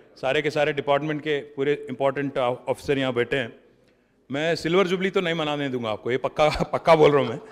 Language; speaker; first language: Hindi; non-native, local second language; Telugu